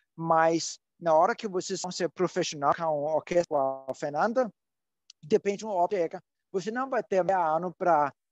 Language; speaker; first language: Portuguese; non-native, learner; Danish